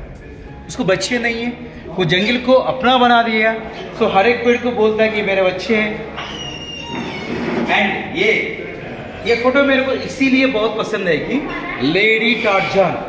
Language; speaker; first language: Hindi; native; Hindi